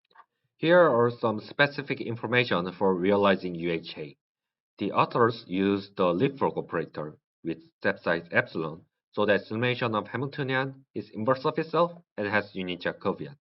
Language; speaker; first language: English; non-native, learner; Korean